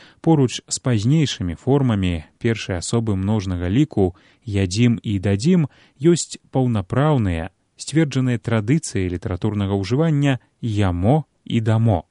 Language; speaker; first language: Belarusian; native; Belarusian